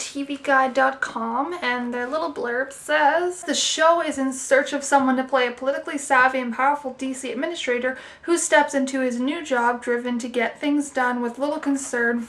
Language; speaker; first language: English; native; English